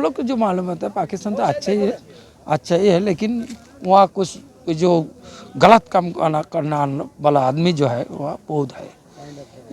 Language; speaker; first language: Hindi; non-native, local second language; Bangla